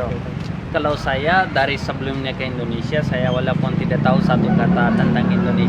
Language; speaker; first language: Indonesian; non-native, learner; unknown